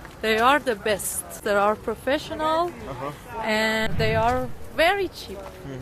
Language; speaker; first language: English; non-native, learner; Persian